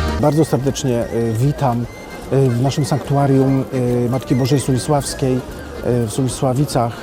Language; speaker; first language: Polish; native; Polish